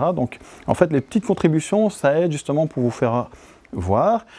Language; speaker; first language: French; native; French